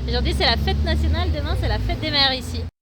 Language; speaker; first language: French; native; French